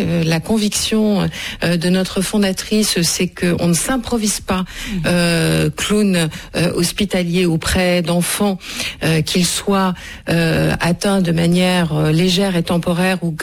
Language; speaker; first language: French; native; French